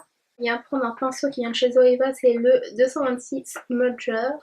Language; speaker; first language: French; native; French